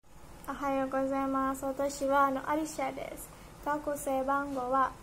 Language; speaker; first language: Japanese; non-native, learner; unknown